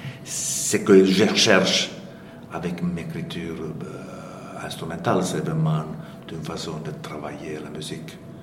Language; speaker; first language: French; non-native, fluent; Finnish